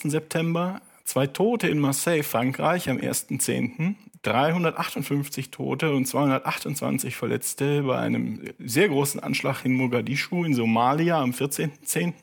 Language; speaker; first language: German; native; German